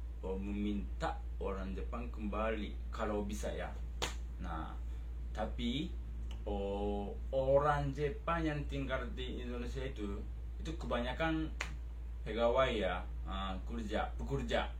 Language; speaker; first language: Indonesian; non-native, fluent; Japanese